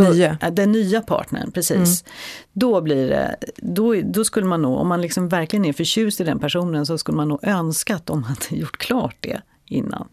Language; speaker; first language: Swedish; native; Swedish